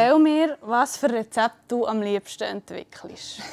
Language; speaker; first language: German; native; German